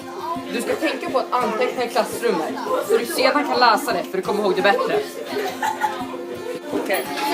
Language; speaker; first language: Swedish; native; Swedish